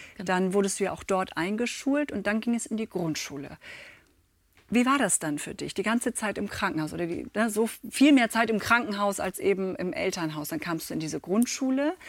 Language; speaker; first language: German; native; German